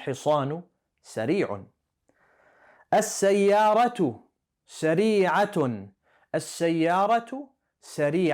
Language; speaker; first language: Arabic; non-native, fluent; English